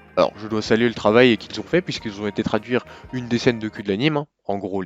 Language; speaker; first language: French; native; French